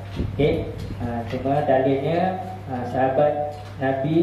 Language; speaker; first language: Malay; native; Malay